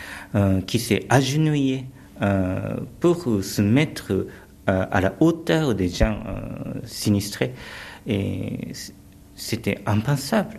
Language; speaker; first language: French; early bilingual, other home language; Japanese